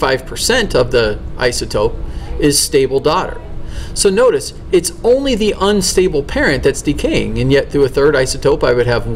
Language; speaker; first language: English; native; English